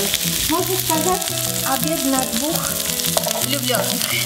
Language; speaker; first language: Russian; non-native, fluent; Armenian